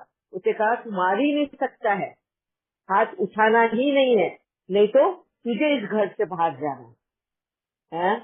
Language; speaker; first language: Hindi; native; Hindi